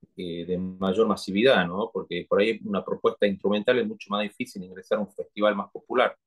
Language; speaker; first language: Spanish; native; Spanish